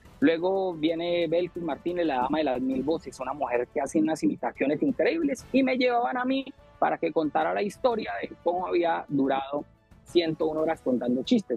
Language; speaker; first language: Spanish; native; Spanish